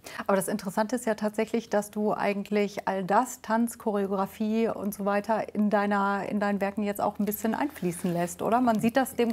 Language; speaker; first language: German; native; German